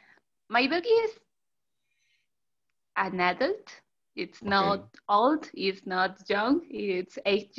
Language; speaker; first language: English; non-native, learner; Spanish